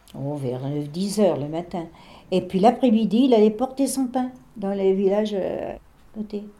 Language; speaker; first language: French; native; French